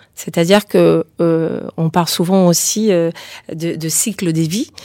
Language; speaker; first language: French; early bilingual, heritage; Spanish